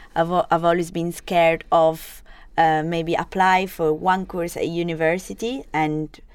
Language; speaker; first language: English; non-native, fluent; Italian